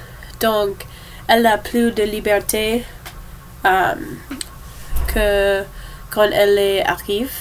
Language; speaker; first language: French; non-native, learner; English